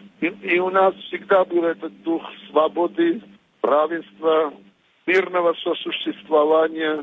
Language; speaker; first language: Russian; non-native, fluent; Armenian